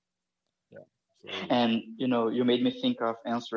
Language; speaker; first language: English; non-native, fluent; Portuguese